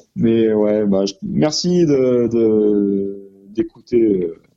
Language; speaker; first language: French; native; French